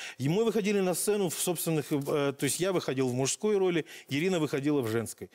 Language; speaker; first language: Russian; native; Russian